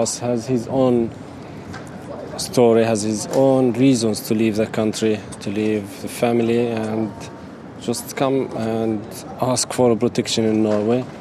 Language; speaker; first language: English; non-native, fluent; Arabic